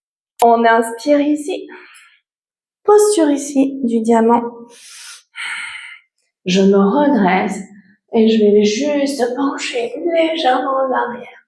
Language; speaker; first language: French; native; French